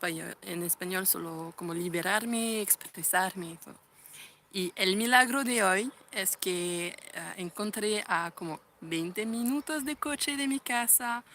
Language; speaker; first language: Spanish; non-native, fluent; French